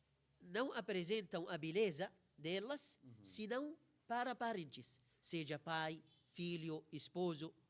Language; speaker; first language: Portuguese; non-native, fluent; Arabic